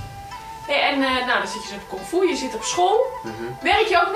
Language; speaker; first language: Dutch; native; Dutch